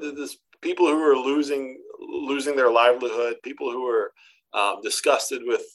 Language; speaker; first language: English; native; English